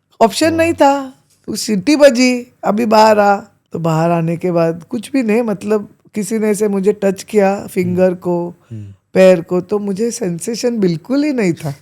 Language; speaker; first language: Hindi; non-native, local second language; Marathi